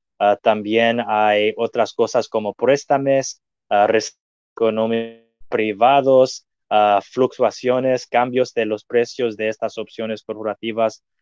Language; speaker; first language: Spanish; non-native, fluent; English